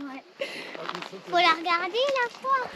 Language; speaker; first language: French; native; French